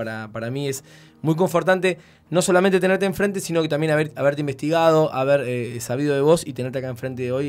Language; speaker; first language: Spanish; native; Spanish